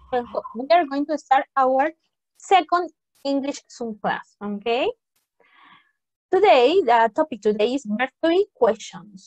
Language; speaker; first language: English; non-native, fluent; Spanish